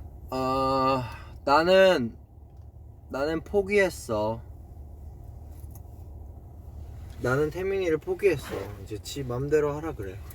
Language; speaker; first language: Korean; native; Korean